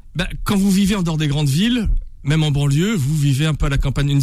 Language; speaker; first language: French; native; French